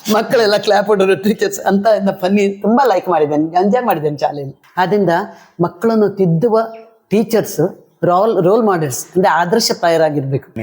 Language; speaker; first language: Kannada; non-native, local second language; Konkani